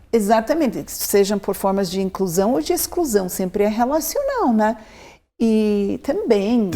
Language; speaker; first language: Portuguese; non-native, fluent; English